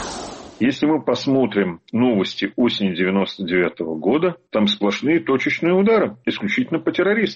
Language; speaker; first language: Russian; native; Russian